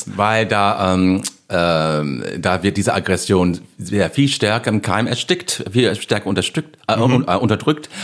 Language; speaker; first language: German; non-native, fluent; English